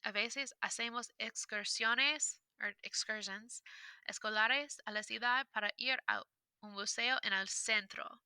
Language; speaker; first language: Spanish; non-native, fluent; English